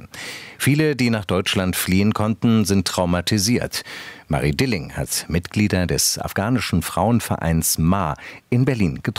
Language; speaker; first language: German; native; German